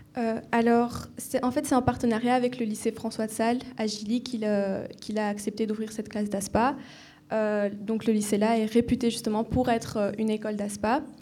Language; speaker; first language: French; native; French